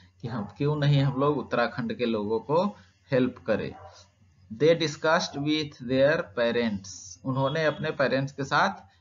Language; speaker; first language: Hindi; native; Hindi